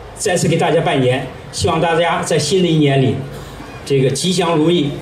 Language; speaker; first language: Chinese; native; Chinese